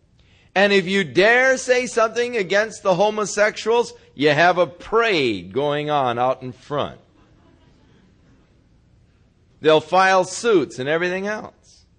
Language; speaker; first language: English; native; English